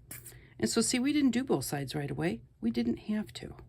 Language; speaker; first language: English; native; English